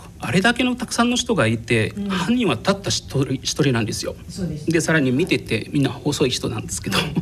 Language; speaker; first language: Japanese; non-native, fluent; Arabic